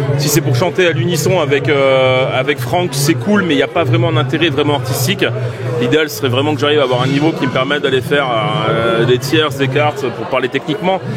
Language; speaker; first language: French; native; French